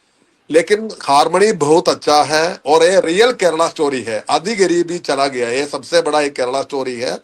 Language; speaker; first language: Hindi; non-native, local second language; Malayalam